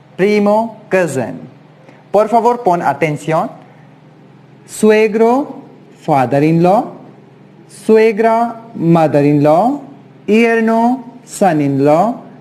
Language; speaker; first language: Spanish; non-native, fluent; Hindi